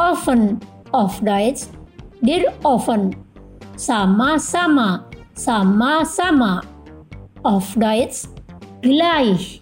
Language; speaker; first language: German; non-native, local second language; Indonesian